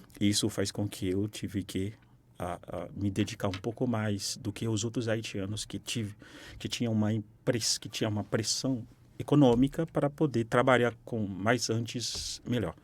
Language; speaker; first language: Portuguese; non-native, fluent; Haitian Creole